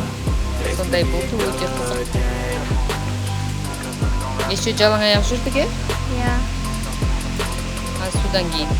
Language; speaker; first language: Kazakh; native; Kazakh